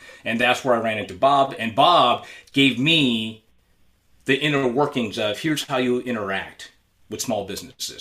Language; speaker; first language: English; native; English